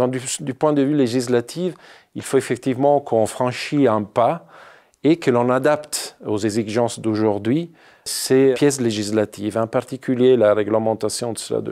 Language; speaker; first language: French; non-native, fluent; Italian